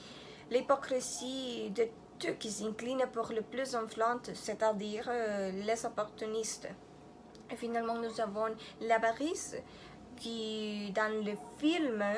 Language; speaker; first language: French; non-native, learner; Spanish